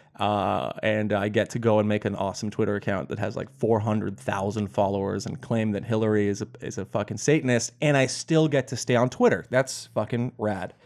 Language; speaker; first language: English; native; English